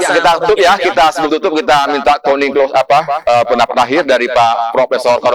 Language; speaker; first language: Indonesian; native; Indonesian